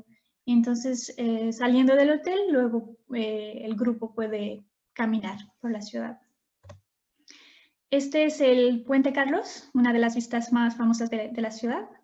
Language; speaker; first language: Spanish; non-native, fluent; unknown